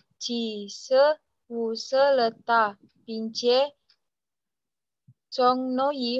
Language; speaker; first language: Chinese; non-native, learner; Indonesian